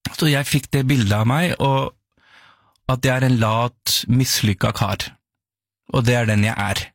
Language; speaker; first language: Norwegian; early bilingual, other home language; Urdu